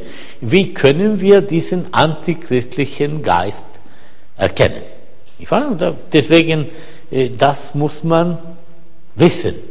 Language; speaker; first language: German; non-native, fluent; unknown